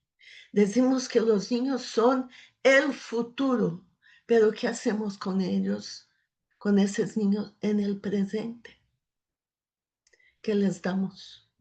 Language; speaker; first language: Spanish; non-native, fluent; Portuguese